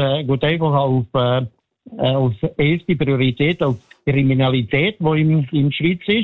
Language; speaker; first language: German; non-native, learner; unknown